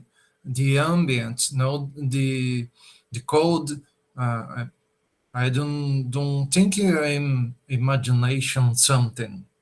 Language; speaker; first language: English; non-native, learner; Portuguese